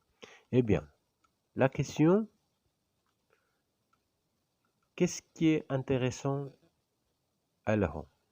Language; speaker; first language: French; non-native, fluent; Indonesian